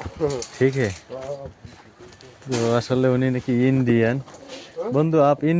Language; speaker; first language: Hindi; non-native, learner; Bangla